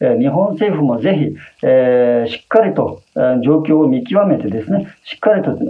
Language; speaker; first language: Japanese; non-native, fluent; Uyghur